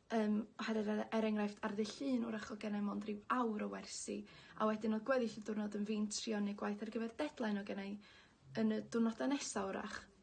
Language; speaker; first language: Welsh; native; Welsh